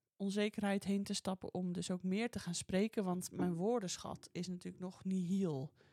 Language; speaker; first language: Dutch; native; Dutch